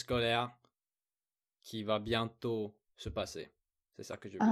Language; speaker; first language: French; non-native, fluent; English